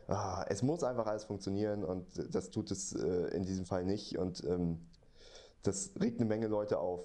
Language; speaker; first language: German; native; German